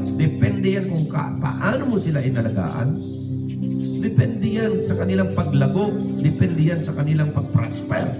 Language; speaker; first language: Filipino; non-native, local second language; Cebuano